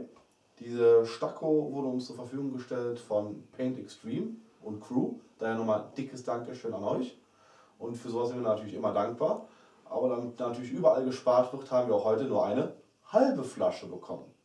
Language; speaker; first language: German; native; German